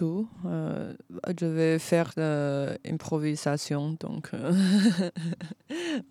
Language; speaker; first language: French; non-native, fluent; Chinese